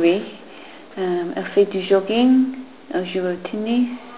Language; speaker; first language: French; non-native, fluent; English